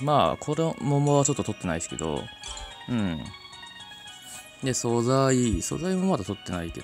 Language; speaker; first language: Japanese; native; Japanese